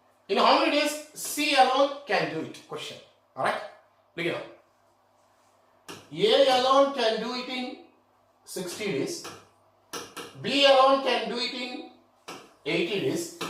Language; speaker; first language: English; non-native, local second language; Telugu